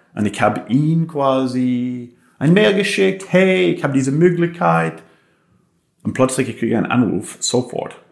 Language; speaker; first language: German; non-native, fluent; English